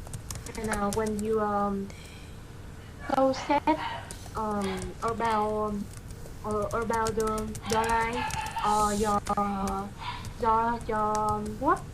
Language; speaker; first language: English; non-native, learner; Vietnamese